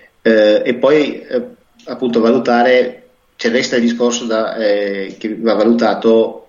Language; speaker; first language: Italian; native; Italian